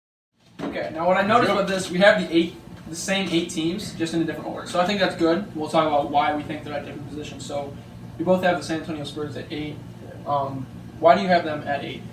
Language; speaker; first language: English; native; English